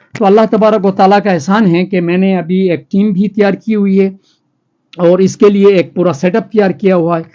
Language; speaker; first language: Urdu; non-native, local second language; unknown